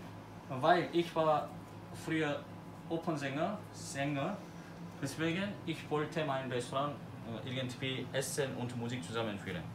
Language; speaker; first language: German; non-native, learner; Korean